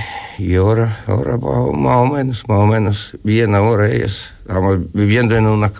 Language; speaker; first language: Spanish; non-native, learner; Ukrainian